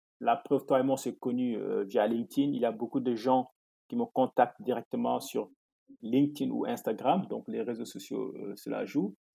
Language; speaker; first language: French; non-native, local second language; Wolof